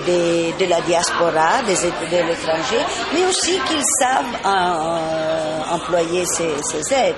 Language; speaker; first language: French; non-native, fluent; Italian